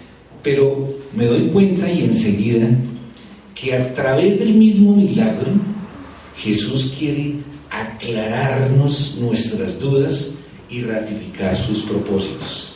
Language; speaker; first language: Spanish; native; Spanish